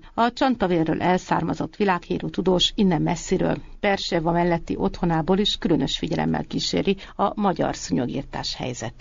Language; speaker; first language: Hungarian; native; Hungarian